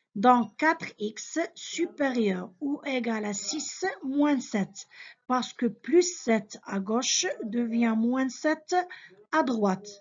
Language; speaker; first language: French; non-native, local second language; Arabic